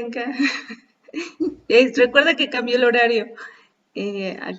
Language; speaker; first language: Spanish; native; Spanish